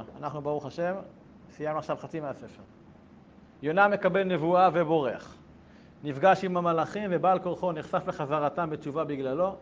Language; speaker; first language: Hebrew; native; Hebrew